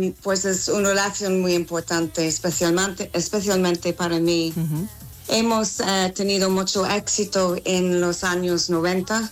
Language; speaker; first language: Spanish; non-native, learner; English